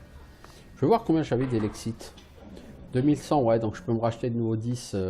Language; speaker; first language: French; native; French